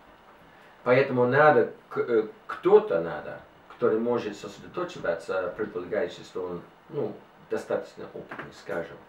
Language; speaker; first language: Russian; non-native, fluent; English